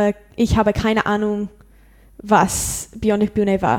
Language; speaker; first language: German; non-native, learner; English